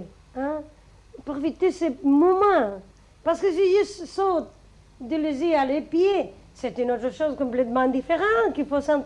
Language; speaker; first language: French; non-native, fluent; Spanish